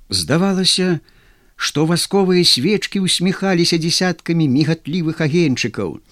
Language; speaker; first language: Belarusian; native; Belarusian